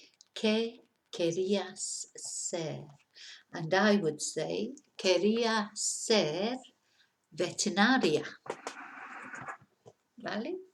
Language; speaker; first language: Spanish; non-native, fluent; English